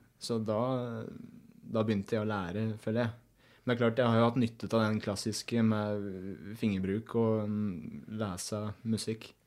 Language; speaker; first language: Norwegian; native; Norwegian